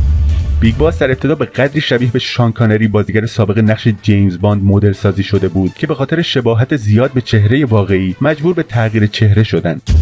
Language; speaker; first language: Persian; native; Persian